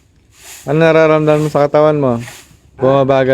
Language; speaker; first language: Filipino; native; Filipino